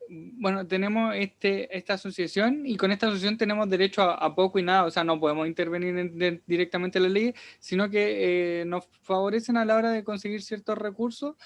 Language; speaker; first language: Spanish; native; Spanish